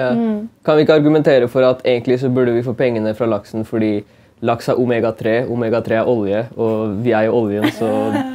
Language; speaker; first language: Norwegian; native; Norwegian